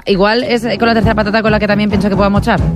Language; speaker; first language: Spanish; native; Spanish